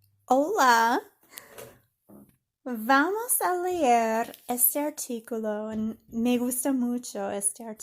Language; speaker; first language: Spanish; non-native, fluent; English